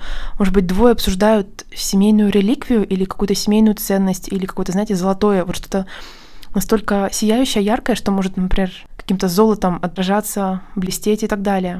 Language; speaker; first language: Russian; native; Russian